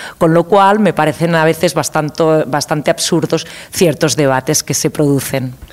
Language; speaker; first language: Spanish; non-native, local second language; Catalan